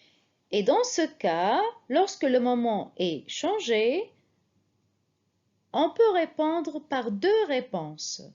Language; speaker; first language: French; non-native, fluent; Arabic